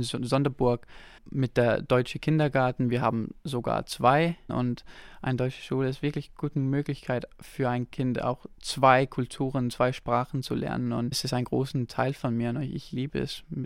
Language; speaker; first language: German; non-native, local second language; Danish